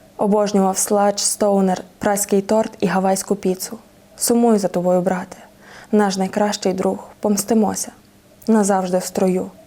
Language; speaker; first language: Ukrainian; native; Ukrainian